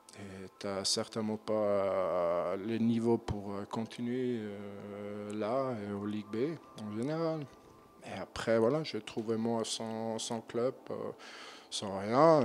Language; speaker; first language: French; non-native, learner; German